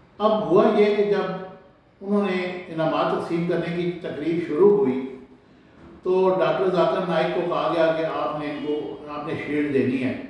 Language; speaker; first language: Urdu; native; Urdu